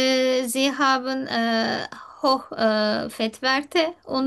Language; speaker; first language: German; non-native, learner; Turkish